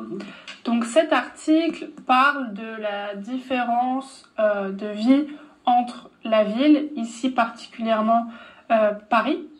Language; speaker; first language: French; non-native, fluent; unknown